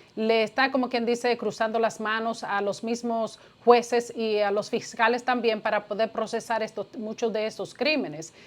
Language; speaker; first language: Spanish; native; Spanish